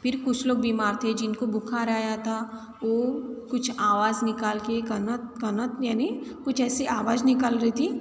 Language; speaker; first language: Hindi; non-native, local second language; Marathi